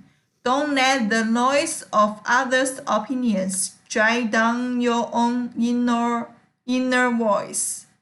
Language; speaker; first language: English; non-native, learner; Chinese